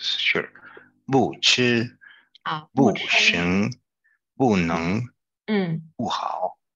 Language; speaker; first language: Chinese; non-native, learner; Spanish